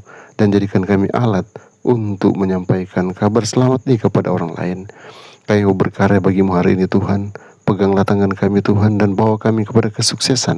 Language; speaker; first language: Indonesian; native; Indonesian